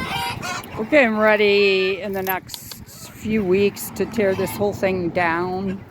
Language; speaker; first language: English; native; English